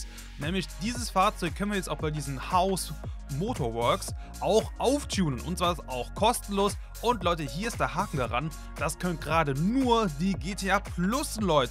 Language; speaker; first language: German; native; German